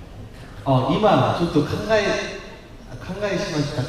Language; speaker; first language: Japanese; non-native, learner; Korean